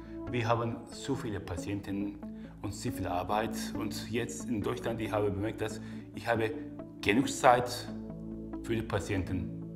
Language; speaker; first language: German; non-native, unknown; Turkish